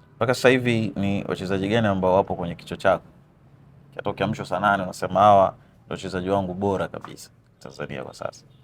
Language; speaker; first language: Swahili; native; Swahili